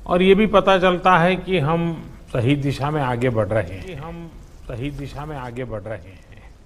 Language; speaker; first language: Hindi; non-native, local second language; Gujarati